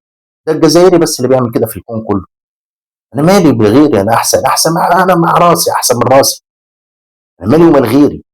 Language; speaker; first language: Arabic; native; Arabic